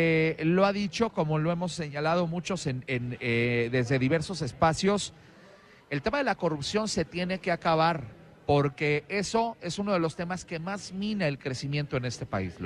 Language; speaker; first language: Spanish; native; Spanish